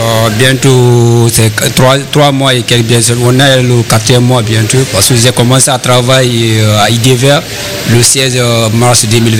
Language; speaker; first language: French; non-native, learner; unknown